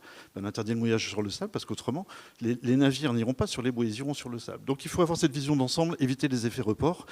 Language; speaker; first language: French; native; French